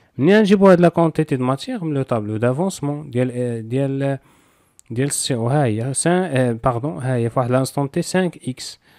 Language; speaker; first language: French; non-native, local second language; Arabic